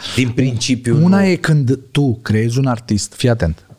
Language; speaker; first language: Romanian; native; Romanian